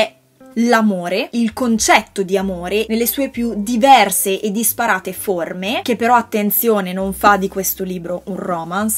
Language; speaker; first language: Italian; native; Italian